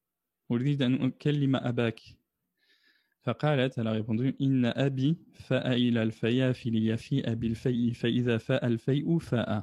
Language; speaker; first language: Arabic; non-native, fluent; French